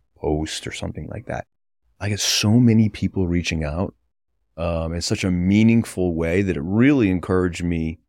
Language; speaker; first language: English; native; English